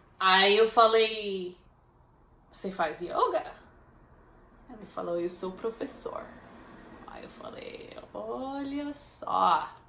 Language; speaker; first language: Portuguese; non-native, fluent; English